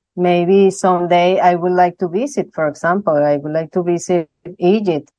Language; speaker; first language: English; non-native, fluent; Spanish